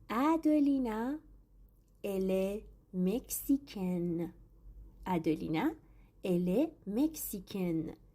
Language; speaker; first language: French; non-native, fluent; Persian